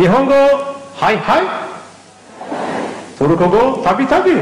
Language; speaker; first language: Japanese; non-native, learner; Turkish